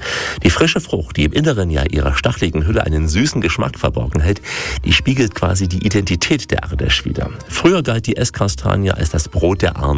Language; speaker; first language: German; native; German